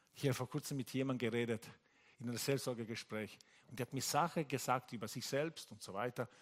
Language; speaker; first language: German; non-native, fluent; Italian